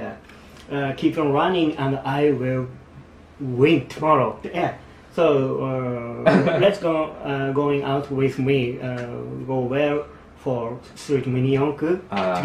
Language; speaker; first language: English; non-native, learner; Japanese